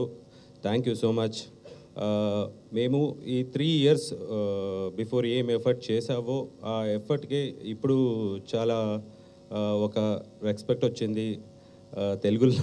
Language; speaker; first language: Telugu; non-native, learner; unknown